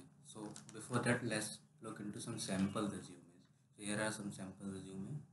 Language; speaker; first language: English; non-native, local second language; Hindi